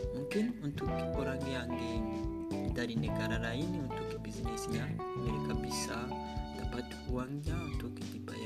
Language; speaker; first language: Indonesian; non-native, learner; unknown